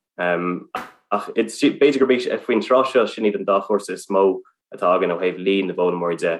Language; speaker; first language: Irish; non-native, local second language; English